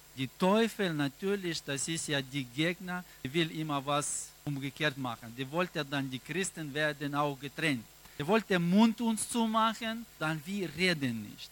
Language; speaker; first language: German; non-native, learner; Russian